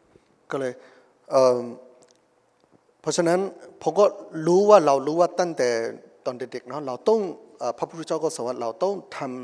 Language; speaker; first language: Thai; non-native, fluent; Burmese